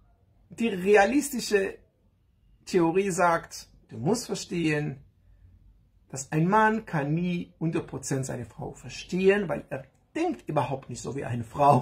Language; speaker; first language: German; non-native, learner; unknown